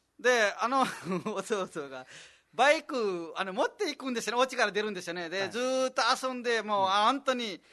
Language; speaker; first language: Japanese; non-native, fluent; Nepali